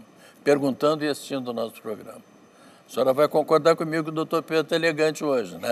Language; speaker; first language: Portuguese; native; Portuguese